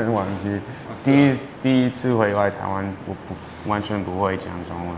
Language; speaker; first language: Chinese; early bilingual, heritage; English